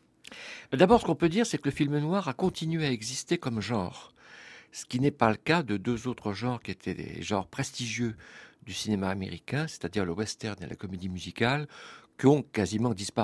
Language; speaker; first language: French; native; French